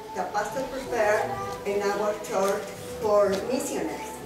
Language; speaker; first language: English; non-native, learner; Spanish